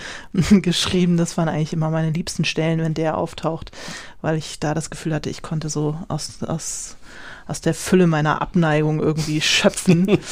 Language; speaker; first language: German; native; German